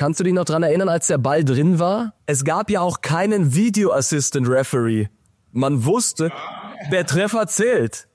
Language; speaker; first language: German; native; German